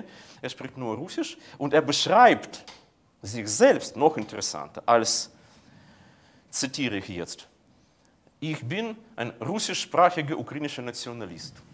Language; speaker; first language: German; non-native, fluent; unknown